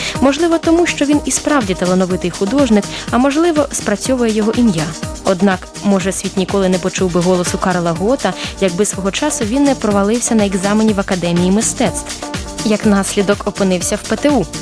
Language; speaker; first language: Ukrainian; native; Ukrainian